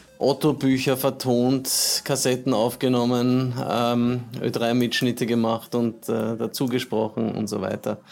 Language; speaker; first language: German; native; German